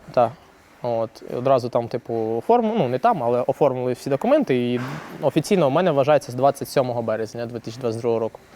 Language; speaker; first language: Ukrainian; native; Ukrainian